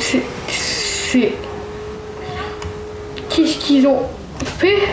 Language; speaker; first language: French; native; French